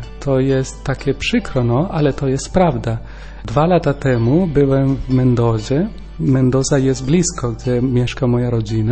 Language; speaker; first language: Polish; non-native, learner; Spanish